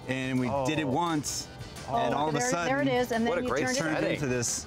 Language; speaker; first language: English; native; English